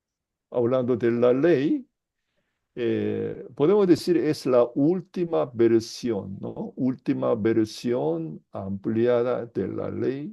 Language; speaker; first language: Spanish; non-native, fluent; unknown